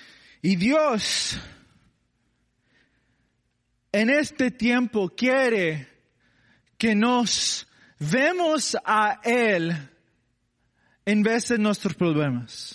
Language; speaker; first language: Spanish; non-native, learner; English